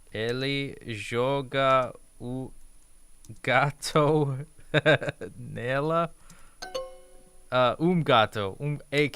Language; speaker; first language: Portuguese; non-native, learner; English